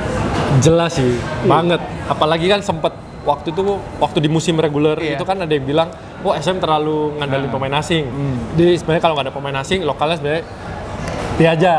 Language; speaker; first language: Indonesian; native; Indonesian